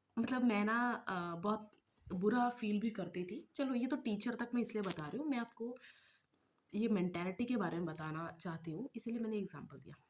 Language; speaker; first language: Hindi; non-native, local second language; Malayalam